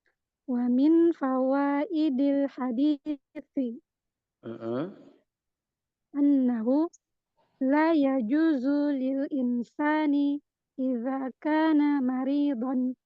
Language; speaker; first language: Arabic; non-native, learner; Indonesian